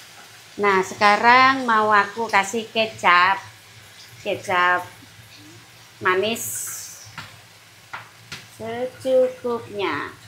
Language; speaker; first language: Indonesian; non-native, local second language; Javanese